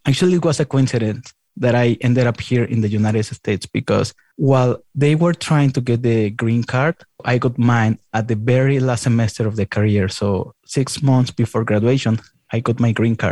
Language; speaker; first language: English; non-native, fluent; Spanish